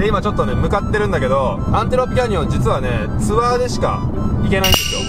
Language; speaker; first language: Japanese; native; Japanese